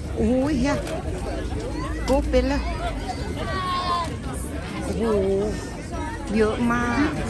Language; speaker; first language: Danish; non-native, learner; Thai